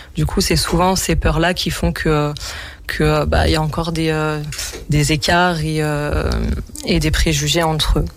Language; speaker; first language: French; native; French